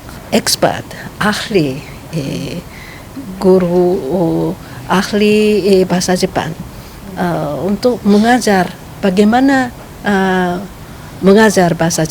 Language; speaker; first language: Indonesian; non-native, fluent; Japanese